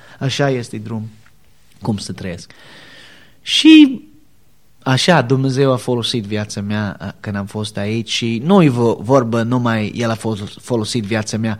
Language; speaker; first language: Romanian; non-native, learner; English